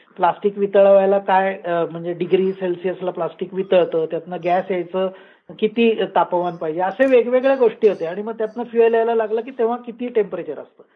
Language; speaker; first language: Marathi; native; Marathi